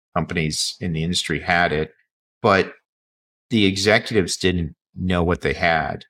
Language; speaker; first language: English; native; English